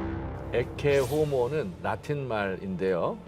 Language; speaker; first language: Korean; native; Korean